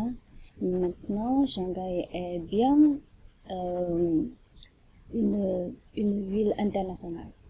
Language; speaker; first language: French; non-native, learner; Chinese